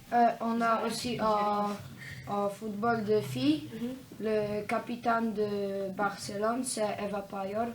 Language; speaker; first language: French; non-native, learner; Polish